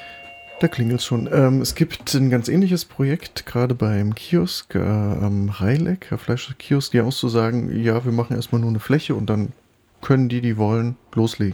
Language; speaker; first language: German; native; German